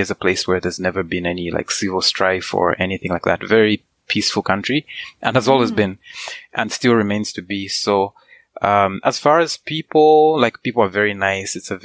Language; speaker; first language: English; non-native, local second language; Nyanja